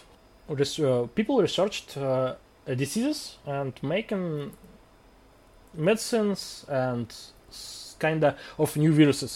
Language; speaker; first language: English; non-native, fluent; Russian